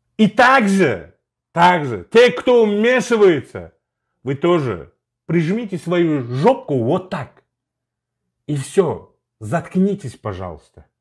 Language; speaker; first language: Russian; non-native, local second language; Uzbek